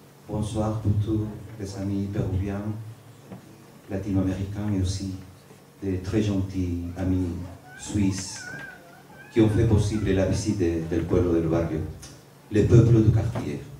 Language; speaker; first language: French; non-native, learner; Spanish